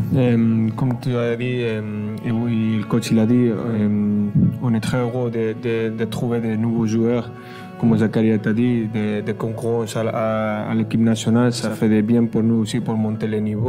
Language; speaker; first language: French; non-native, fluent; Spanish